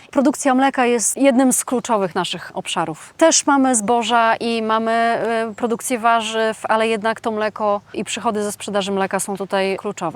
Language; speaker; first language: Polish; native; Polish